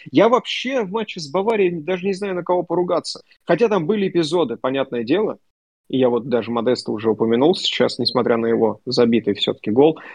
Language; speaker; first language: Russian; native; Russian